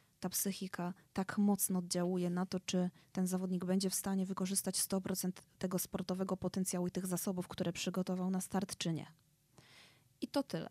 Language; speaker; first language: Polish; native; Polish